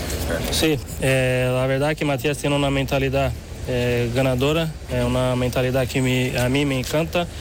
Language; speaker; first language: Spanish; non-native, fluent; Portuguese